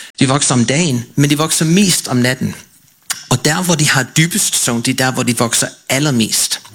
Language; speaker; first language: Danish; non-native, fluent; English